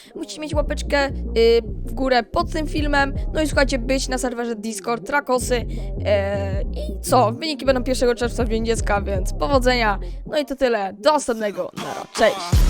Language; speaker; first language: Polish; native; Polish